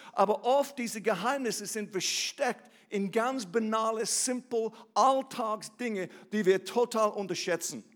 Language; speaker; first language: German; non-native, fluent; English